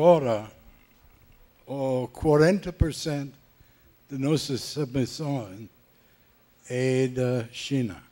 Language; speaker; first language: Portuguese; non-native, learner; English